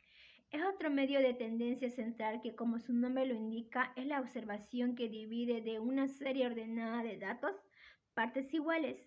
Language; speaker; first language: Spanish; native; Spanish